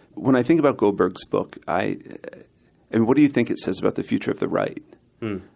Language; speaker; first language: English; native; English